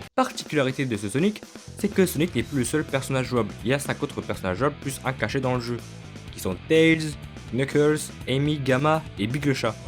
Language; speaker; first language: French; native; French